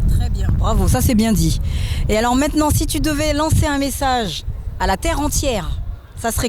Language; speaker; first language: French; native; French